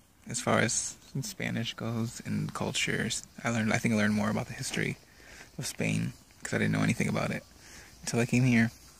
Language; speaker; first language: English; early bilingual, other home language; Spanish